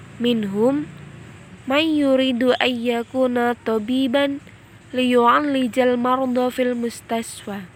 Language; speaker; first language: Arabic; non-native, learner; Indonesian